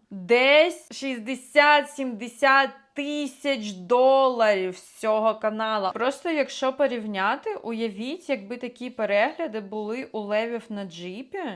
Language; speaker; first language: Ukrainian; non-native, local second language; Russian